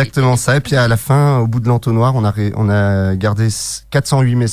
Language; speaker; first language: French; native; French